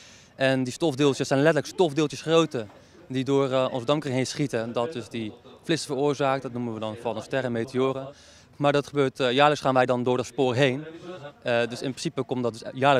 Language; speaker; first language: Dutch; native; Dutch